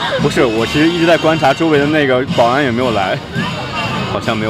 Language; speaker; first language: Chinese; native; Chinese